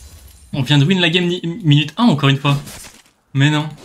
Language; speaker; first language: French; native; French